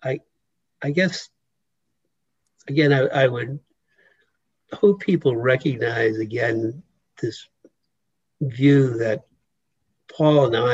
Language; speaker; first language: English; native; English